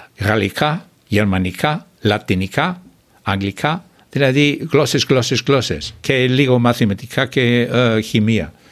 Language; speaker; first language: Greek; non-native, fluent; English